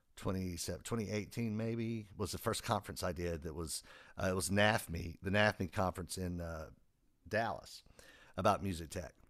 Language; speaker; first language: English; native; English